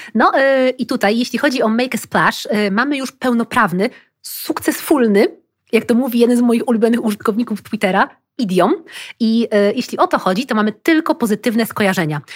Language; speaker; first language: Polish; early bilingual, heritage; Polish